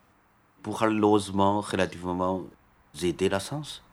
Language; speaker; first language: French; non-native, learner; Chinese